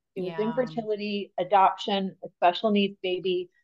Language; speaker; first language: English; native; English